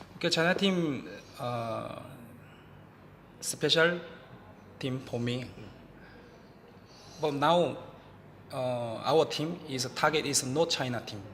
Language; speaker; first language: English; non-native, learner; Korean